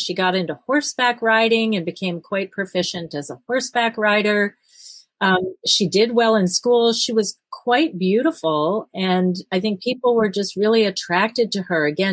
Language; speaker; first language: English; native; English